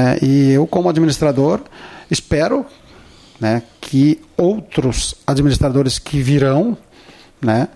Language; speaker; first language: Portuguese; native; Portuguese